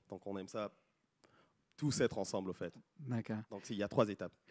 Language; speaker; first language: French; non-native, local second language; Lingala